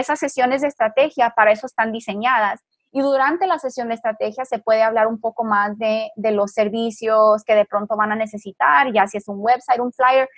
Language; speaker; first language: Spanish; early bilingual, heritage; Spanish